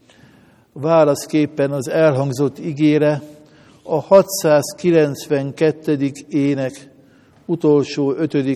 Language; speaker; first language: Hungarian; native; Hungarian